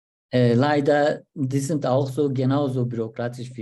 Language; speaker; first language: German; non-native, learner; Turkish